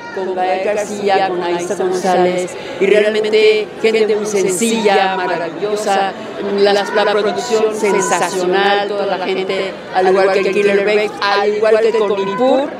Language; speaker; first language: Spanish; native; Spanish